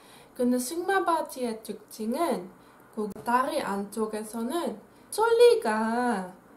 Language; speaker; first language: Korean; non-native, fluent; Dutch